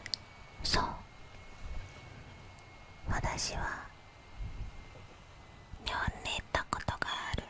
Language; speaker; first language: Japanese; non-native, fluent; Indonesian